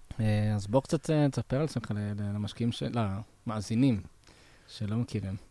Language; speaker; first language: Hebrew; native; Hebrew